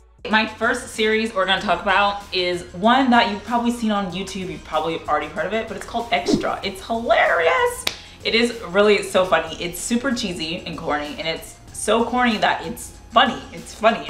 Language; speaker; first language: English; native; English